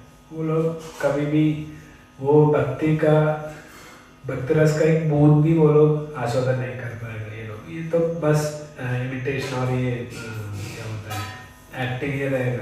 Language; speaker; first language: Hindi; non-native, fluent; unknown